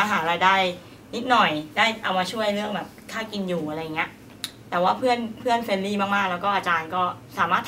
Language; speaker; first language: Thai; native; Thai